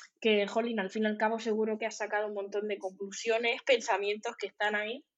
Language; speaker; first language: Spanish; native; Spanish